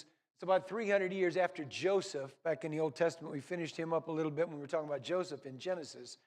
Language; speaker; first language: English; native; English